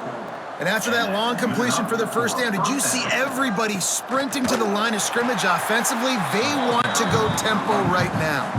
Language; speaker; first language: English; native; English